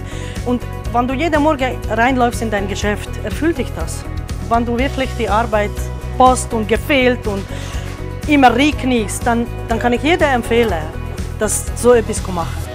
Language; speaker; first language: German; non-native, fluent; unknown